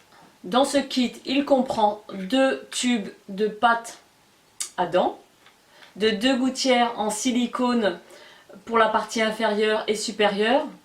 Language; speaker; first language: French; native; French